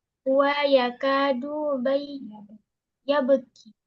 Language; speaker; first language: Arabic; non-native, learner; Indonesian